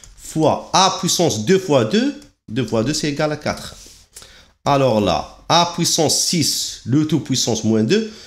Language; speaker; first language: French; non-native, local second language; Arabic